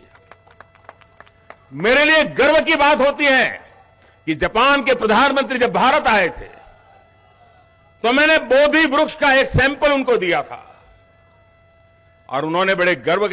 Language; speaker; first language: Hindi; non-native, local second language; Gujarati